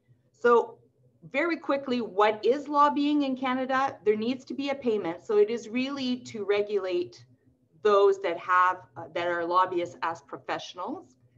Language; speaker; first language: English; non-native, local second language; French